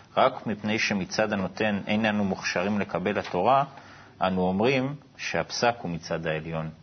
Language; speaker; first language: Hebrew; native; Hebrew